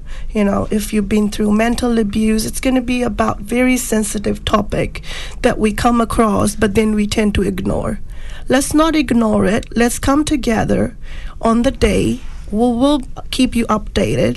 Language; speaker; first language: English; non-native, local second language; Punjabi